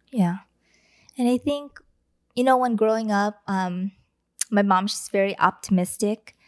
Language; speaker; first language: English; early bilingual, other home language; Vietnamese